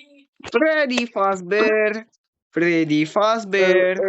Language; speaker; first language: English; non-native, learner; French